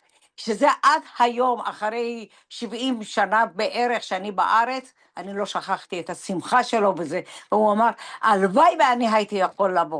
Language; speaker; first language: Hebrew; non-native, fluent; Persian